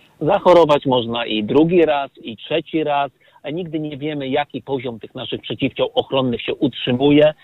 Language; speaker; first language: Polish; native; Polish